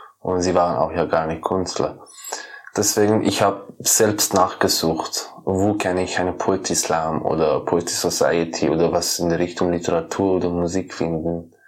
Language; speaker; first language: German; non-native, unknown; Persian